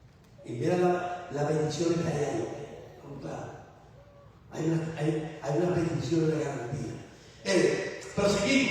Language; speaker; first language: Spanish; native; Spanish